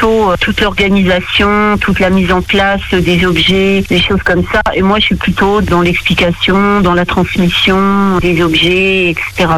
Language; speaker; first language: French; native; French